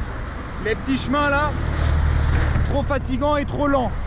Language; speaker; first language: French; native; French